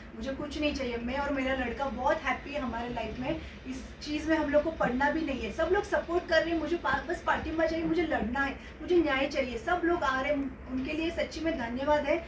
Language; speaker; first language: Hindi; non-native, local second language; Marathi